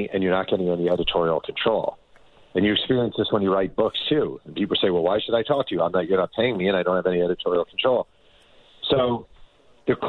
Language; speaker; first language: English; native; English